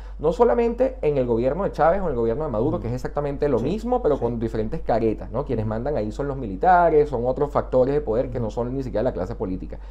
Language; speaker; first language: Spanish; native; Spanish